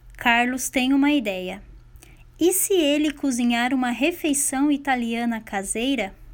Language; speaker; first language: Portuguese; native; Portuguese